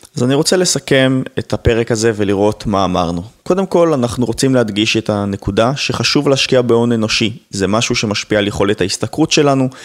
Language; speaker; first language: Hebrew; native; Hebrew